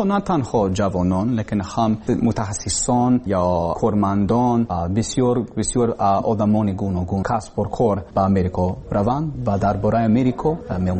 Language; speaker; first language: Persian; non-native, learner; English